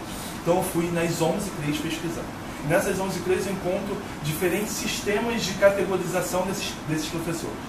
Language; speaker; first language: Portuguese; native; Portuguese